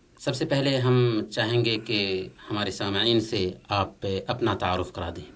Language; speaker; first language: Urdu; native; Urdu